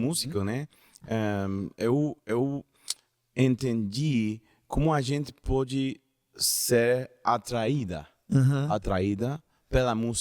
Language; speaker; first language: Portuguese; non-native, learner; Spanish